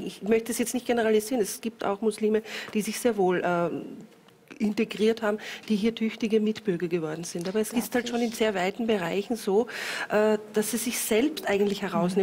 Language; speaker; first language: German; native; German